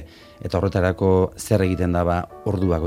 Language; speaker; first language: Basque; native; Basque